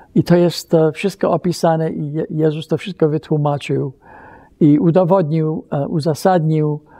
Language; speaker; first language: Polish; early bilingual, heritage; Polish